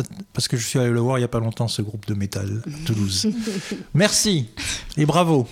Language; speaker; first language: French; native; French